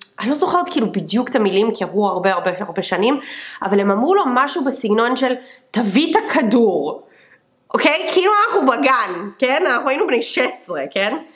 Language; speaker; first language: Hebrew; non-native, fluent; English